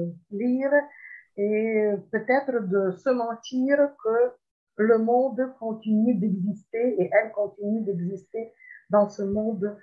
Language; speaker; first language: French; non-native, fluent; Ukrainian